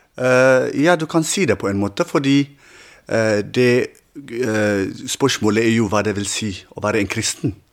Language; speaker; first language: Norwegian; non-native, fluent; Tigrinya